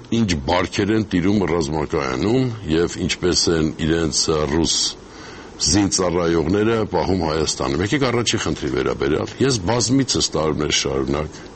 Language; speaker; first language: Armenian; native; Armenian